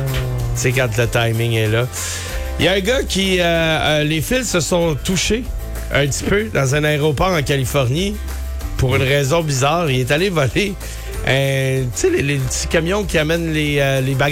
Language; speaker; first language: French; native; French